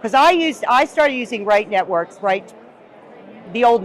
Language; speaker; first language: English; native; English